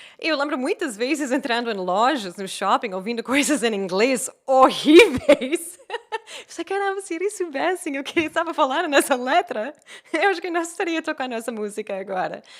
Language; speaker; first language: Portuguese; non-native, fluent; English